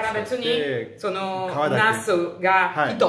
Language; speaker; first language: Japanese; non-native, learner; Italian